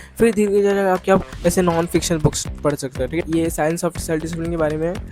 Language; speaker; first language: Hindi; non-native, local second language; Marathi